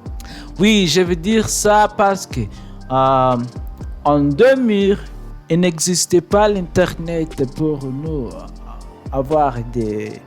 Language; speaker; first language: French; non-native, learner; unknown